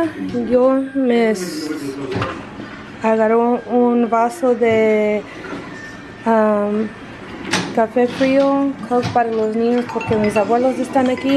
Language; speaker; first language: Spanish; early bilingual, heritage; English